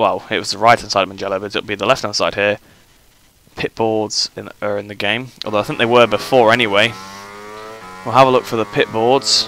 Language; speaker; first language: English; native; English